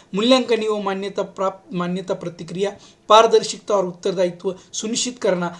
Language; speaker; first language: Hindi; non-native, local second language; Marathi